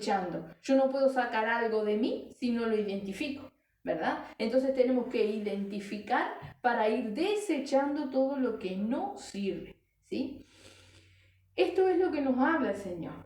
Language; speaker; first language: Spanish; native; Spanish